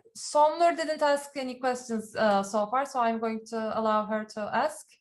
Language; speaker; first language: English; non-native, fluent; Turkish